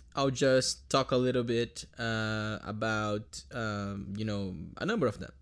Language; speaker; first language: English; non-native, fluent; Portuguese